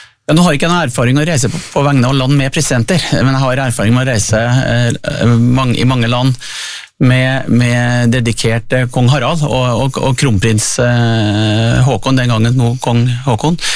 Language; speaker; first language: Norwegian; native; Norwegian